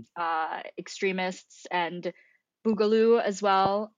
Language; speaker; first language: English; non-native, local second language; Filipino